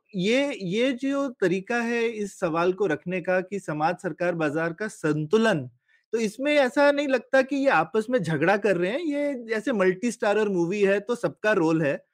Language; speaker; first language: Hindi; native; Hindi